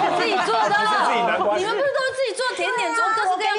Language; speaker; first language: Chinese; native; Chinese